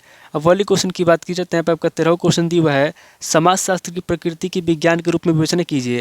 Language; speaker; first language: Hindi; native; Hindi